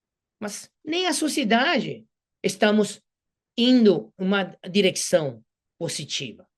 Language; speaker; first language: Portuguese; non-native, fluent; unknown